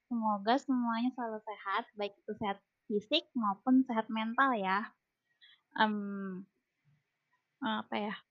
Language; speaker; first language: Indonesian; non-native, local second language; Banjar